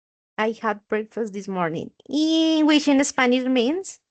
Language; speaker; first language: English; non-native, learner; Spanish